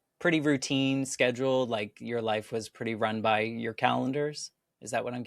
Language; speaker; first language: English; native; English